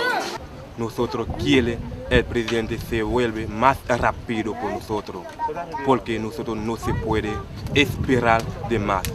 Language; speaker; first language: Spanish; non-native, learner; Haitian Creole